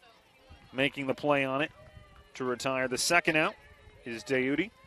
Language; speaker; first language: English; native; English